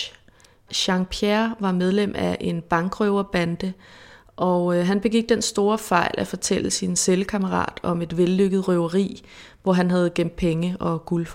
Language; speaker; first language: Danish; native; Danish